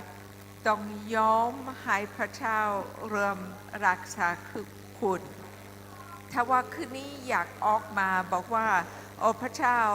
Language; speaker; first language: Thai; non-native, learner; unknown